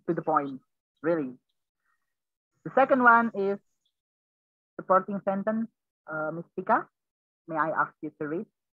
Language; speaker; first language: English; non-native, learner; Indonesian